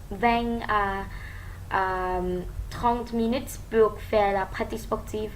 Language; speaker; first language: French; non-native, learner; Thai